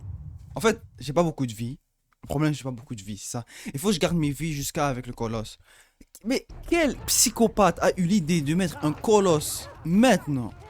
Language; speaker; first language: French; native; French